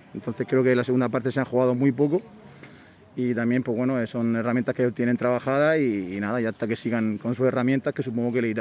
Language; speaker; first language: Spanish; native; Spanish